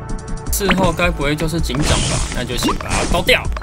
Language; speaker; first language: Chinese; native; Chinese